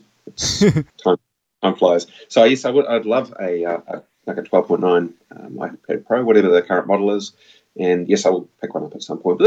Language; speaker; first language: English; native; English